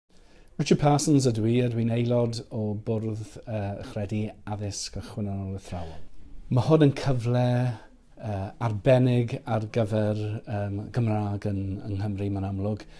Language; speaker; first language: Welsh; non-native, fluent; English